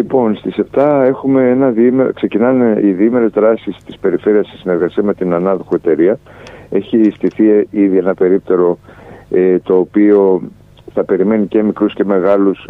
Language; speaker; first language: Greek; native; Greek